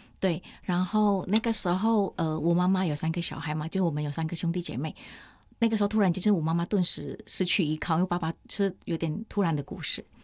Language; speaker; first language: Chinese; non-native, fluent; Indonesian